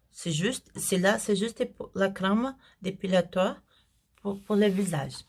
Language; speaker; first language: French; non-native, learner; Portuguese